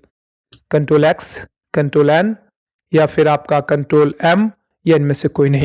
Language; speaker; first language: Hindi; native; Hindi